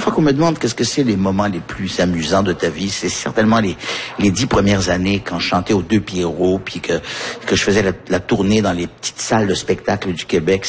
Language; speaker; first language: French; early bilingual, other home language; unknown